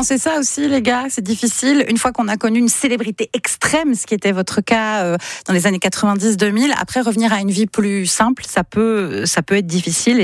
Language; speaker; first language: French; native; French